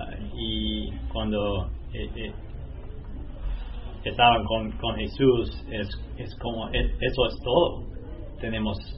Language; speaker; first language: Spanish; non-native, learner; English